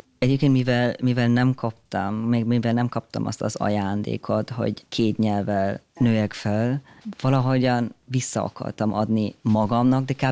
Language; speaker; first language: Hungarian; non-native, fluent; German